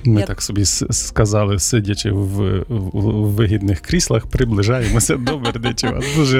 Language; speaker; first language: Ukrainian; native; Ukrainian